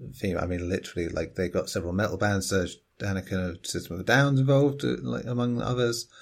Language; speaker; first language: English; native; English